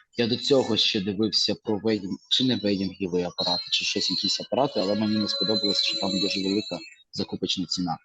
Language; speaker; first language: Ukrainian; native; Ukrainian